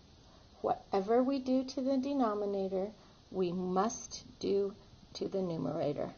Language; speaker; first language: English; native; English